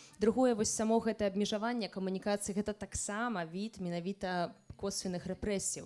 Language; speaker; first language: Belarusian; native; Belarusian